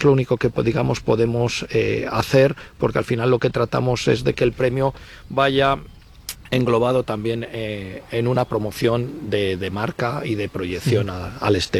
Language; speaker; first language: Spanish; native; Spanish